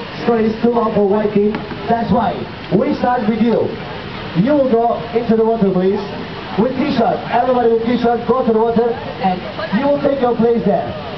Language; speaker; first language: English; non-native, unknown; Turkish